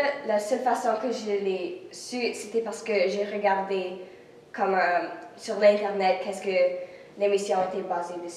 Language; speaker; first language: French; non-native, local second language; English